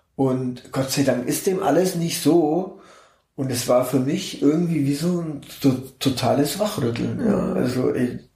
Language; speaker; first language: German; native; German